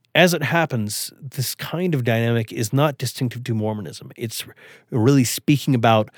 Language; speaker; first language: English; early bilingual, other home language; Swedish